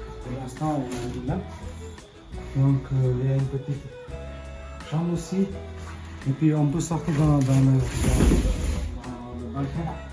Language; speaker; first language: French; non-native, fluent; Nepali